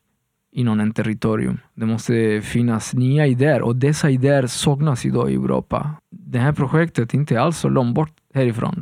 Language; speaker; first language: Swedish; non-native, fluent; Spanish